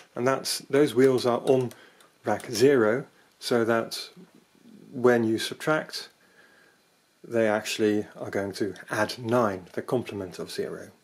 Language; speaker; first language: English; non-native, fluent; Dutch